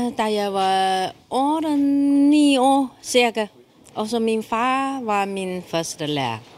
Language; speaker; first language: Danish; non-native, learner; Chinese